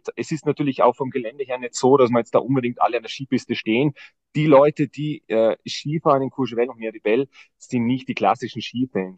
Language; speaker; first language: German; native; German